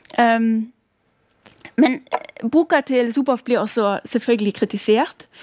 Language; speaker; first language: Norwegian; non-native, fluent; German